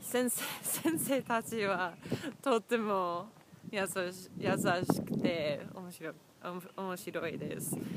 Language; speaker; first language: Japanese; non-native, learner; English